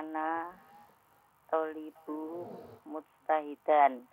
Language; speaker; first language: Arabic; non-native, learner; Indonesian